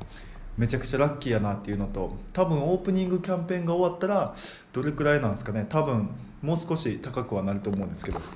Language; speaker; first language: Japanese; native; Japanese